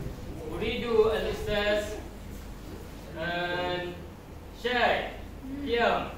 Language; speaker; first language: Arabic; non-native, learner; Malay